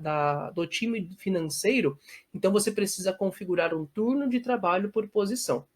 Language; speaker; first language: Portuguese; native; Portuguese